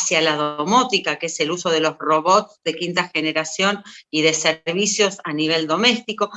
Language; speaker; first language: Spanish; native; Spanish